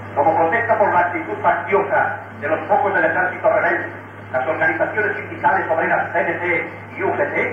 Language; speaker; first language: French; non-native, fluent; Spanish